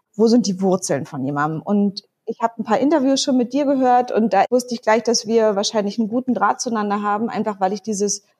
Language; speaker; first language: German; native; German